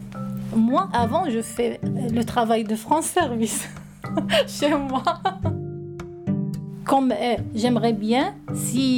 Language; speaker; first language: French; non-native, learner; Arabic